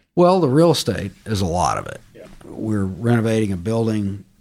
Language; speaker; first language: English; native; English